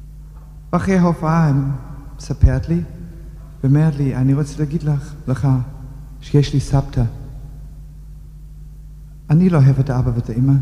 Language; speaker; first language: Hebrew; non-native, fluent; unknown